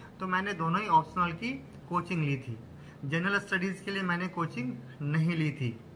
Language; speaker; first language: Hindi; native; Hindi